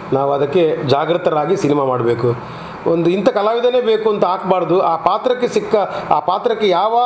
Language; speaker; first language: Kannada; non-native, local second language; Tulu